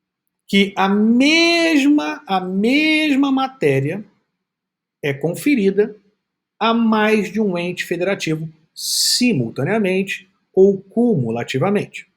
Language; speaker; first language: Portuguese; native; Portuguese